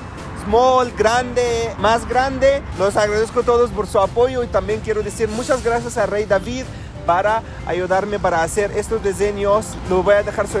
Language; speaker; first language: Spanish; non-native, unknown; Arabic